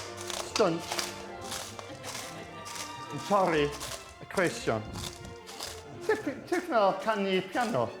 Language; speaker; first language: Welsh; non-native, learner; English